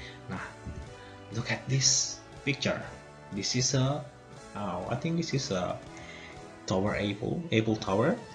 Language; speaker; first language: English; non-native, fluent; Indonesian